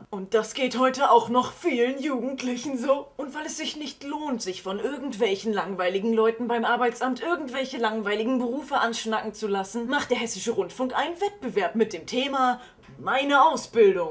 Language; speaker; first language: German; native; German